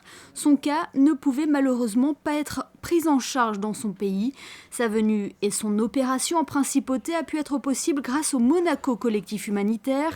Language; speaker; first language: French; native; French